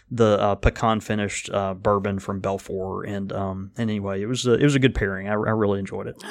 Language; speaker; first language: English; native; English